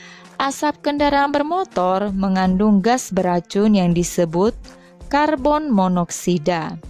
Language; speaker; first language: Indonesian; native; Indonesian